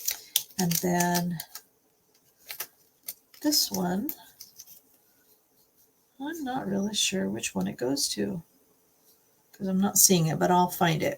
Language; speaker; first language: English; native; English